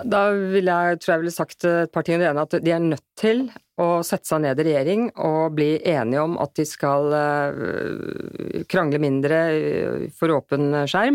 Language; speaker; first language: Norwegian; native; Norwegian